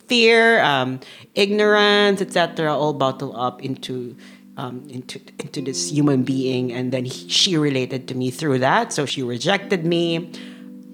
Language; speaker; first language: English; non-native, local second language; Filipino